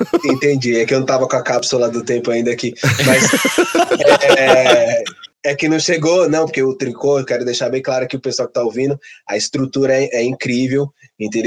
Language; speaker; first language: Portuguese; native; Portuguese